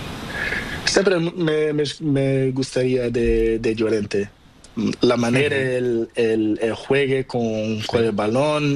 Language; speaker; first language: Spanish; non-native, learner; Portuguese